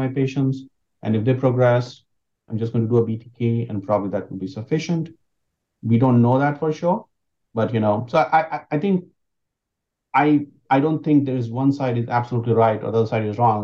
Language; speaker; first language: English; non-native, local second language; Hindi